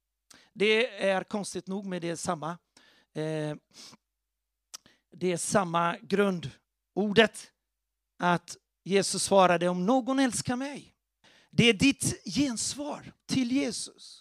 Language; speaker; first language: Swedish; non-native, fluent; Portuguese